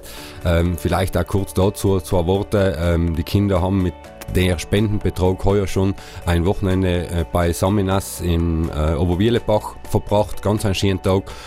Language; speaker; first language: German; native; German